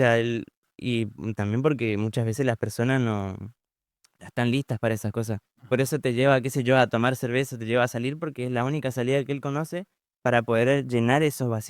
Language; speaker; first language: Spanish; native; Spanish